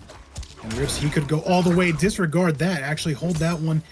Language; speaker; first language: English; native; English